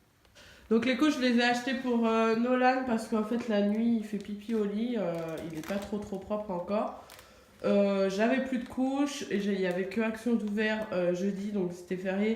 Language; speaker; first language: French; native; French